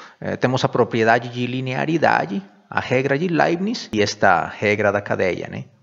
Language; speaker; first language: Portuguese; non-native, fluent; Spanish